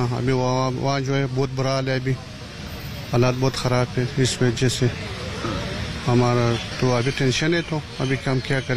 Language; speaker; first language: Hindi; non-native, learner; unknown